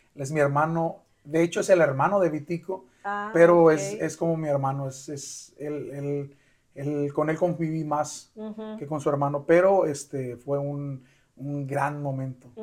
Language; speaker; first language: Spanish; native; Spanish